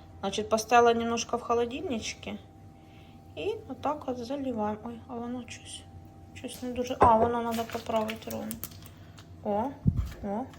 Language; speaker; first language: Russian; non-native, local second language; Ukrainian